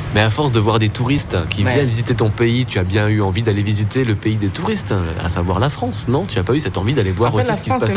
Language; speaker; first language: French; native; French